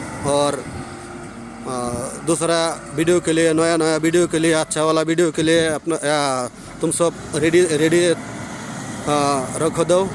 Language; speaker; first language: Hindi; non-native, learner; Bangla